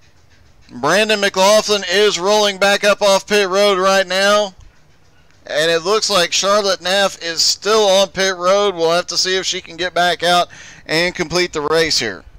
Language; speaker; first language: English; native; English